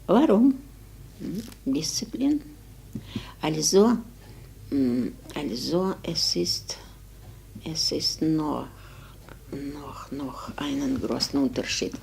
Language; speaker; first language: German; non-native, learner; Ukrainian